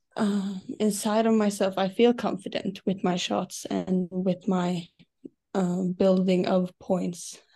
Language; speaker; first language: English; non-native, fluent; Swedish